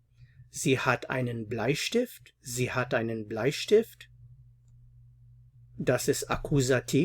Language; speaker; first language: German; non-native, fluent; English